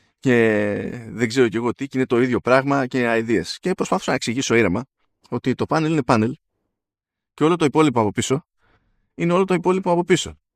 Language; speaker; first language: Greek; native; Greek